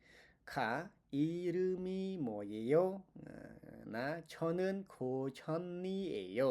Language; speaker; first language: Korean; non-native, fluent; Khmer